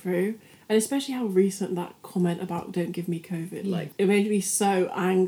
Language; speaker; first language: English; native; English